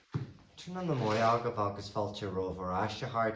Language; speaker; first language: Irish; non-native, local second language; English